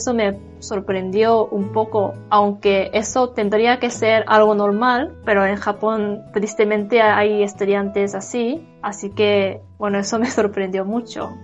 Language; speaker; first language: Spanish; non-native, fluent; Japanese